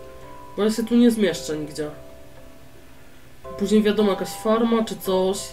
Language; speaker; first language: Polish; native; Polish